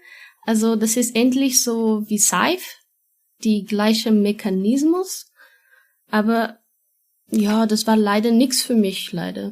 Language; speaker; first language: German; non-native, learner; Portuguese